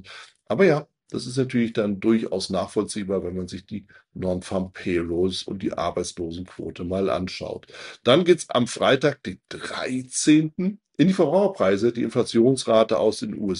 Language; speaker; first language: German; native; German